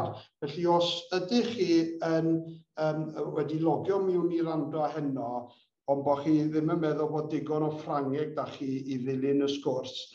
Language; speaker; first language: Welsh; native; Welsh